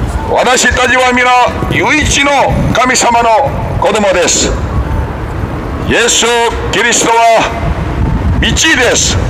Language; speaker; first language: Japanese; non-native, learner; Korean